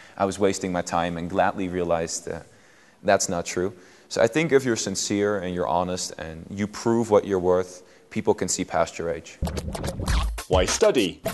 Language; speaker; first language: English; non-native, fluent; Dutch